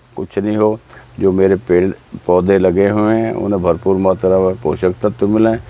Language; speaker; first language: Hindi; native; Hindi